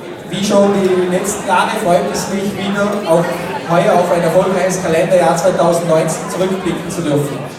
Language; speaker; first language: German; native; German